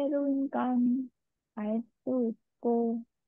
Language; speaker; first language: Korean; non-native, learner; Vietnamese